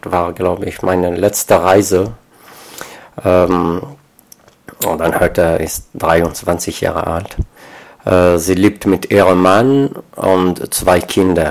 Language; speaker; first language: German; non-native, fluent; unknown